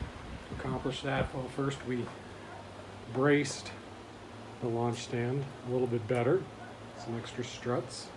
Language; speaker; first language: English; native; English